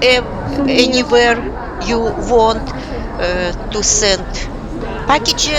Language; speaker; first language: English; non-native, fluent; Russian